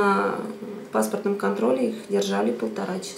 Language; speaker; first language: Russian; native; Russian